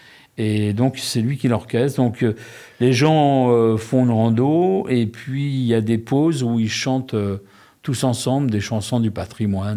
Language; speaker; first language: French; native; French